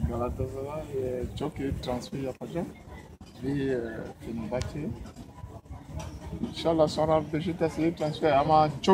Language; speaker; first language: Turkish; non-native, learner; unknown